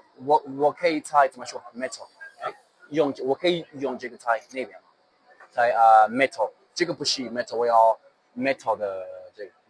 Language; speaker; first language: Chinese; non-native, learner; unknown